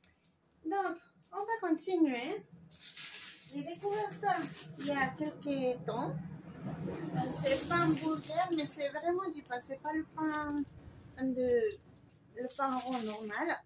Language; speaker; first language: French; non-native, fluent; Spanish